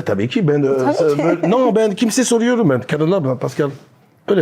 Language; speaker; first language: Turkish; non-native, learner; French